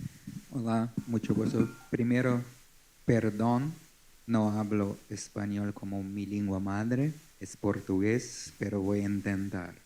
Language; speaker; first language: Spanish; non-native, fluent; Portuguese